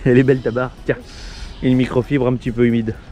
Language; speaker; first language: French; native; French